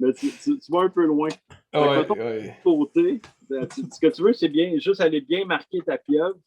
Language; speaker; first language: French; native; French